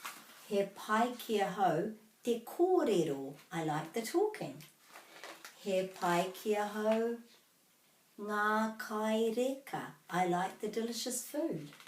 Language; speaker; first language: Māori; non-native, fluent; English